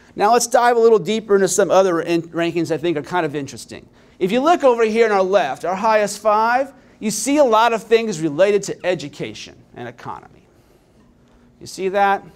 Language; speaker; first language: English; native; English